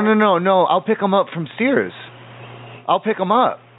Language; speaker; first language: English; native; English